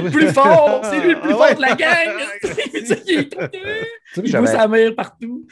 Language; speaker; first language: French; native; French